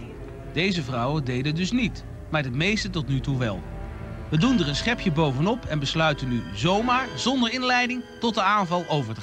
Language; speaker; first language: Dutch; native; Dutch